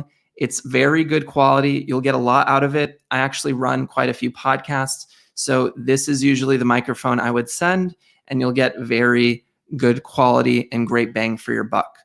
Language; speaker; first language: English; native; English